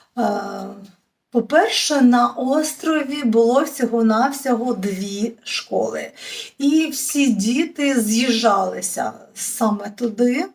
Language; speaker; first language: Ukrainian; native; Ukrainian